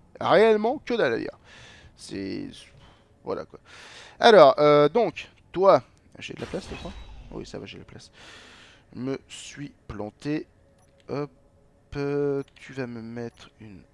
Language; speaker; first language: French; native; French